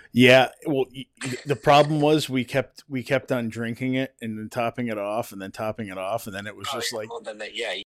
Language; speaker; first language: English; native; English